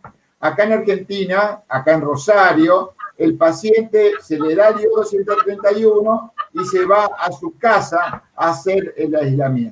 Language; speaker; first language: Spanish; native; Spanish